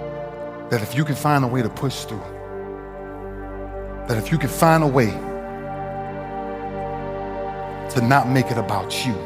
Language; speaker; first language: English; native; English